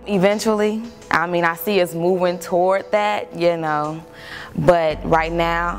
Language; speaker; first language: English; native; English